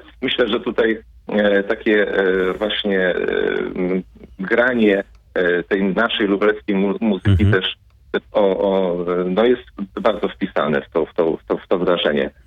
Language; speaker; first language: Polish; native; Polish